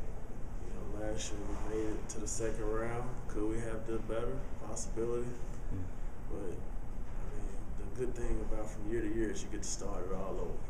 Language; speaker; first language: English; native; English